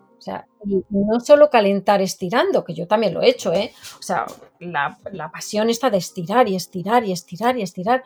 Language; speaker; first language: Spanish; native; Spanish